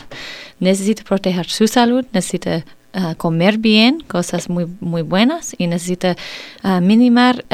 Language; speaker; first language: Spanish; non-native, learner; English